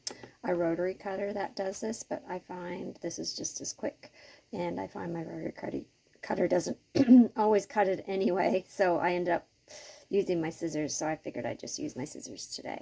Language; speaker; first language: English; native; English